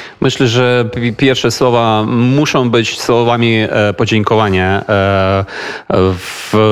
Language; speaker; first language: Polish; non-native, fluent; Ukrainian